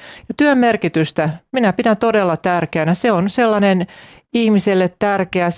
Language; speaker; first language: Finnish; native; Finnish